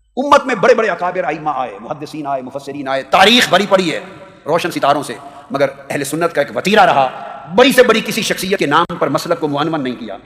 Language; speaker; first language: Urdu; native; Urdu